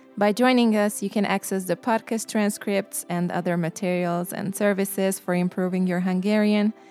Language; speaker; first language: English; non-native, fluent; Hungarian